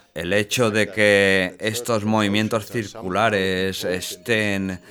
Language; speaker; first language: Spanish; non-native, fluent; Dutch